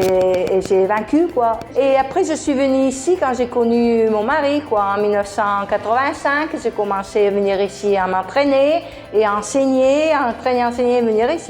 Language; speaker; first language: French; early bilingual, other home language; Italian